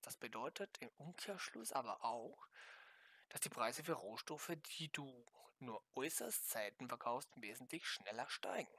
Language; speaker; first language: German; native; German